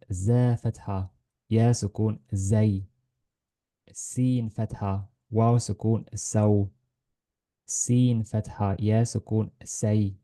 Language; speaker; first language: Arabic; non-native, fluent; Estonian